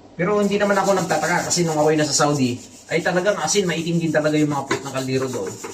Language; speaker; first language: Filipino; non-native, local second language; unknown